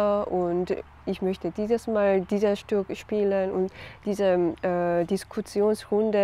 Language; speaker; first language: German; non-native, learner; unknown